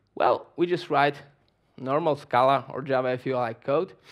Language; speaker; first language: English; non-native, fluent; Polish